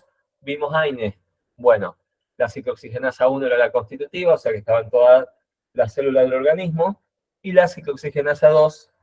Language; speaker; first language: Spanish; native; Spanish